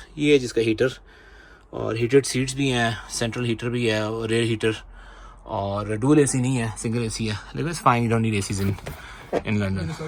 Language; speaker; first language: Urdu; non-native, local second language; Punjabi